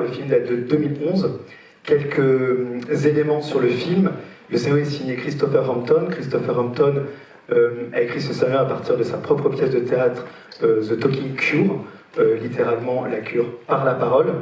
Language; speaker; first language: French; native; French